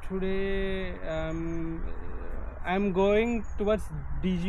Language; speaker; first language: English; non-native, local second language; Telugu